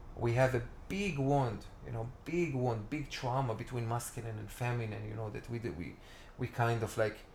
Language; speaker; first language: English; non-native, fluent; Hebrew